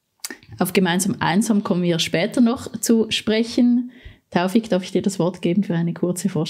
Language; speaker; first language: German; native; German